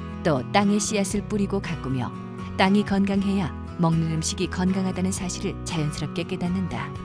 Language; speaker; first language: Korean; native; Korean